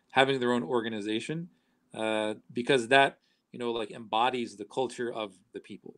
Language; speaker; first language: English; native; English